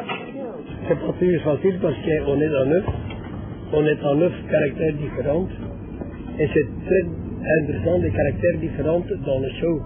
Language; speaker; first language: French; non-native, learner; Dutch